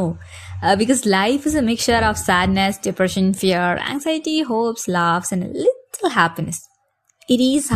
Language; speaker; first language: English; non-native, local second language; Malayalam